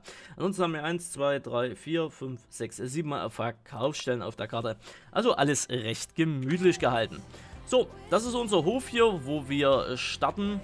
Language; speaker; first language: German; native; German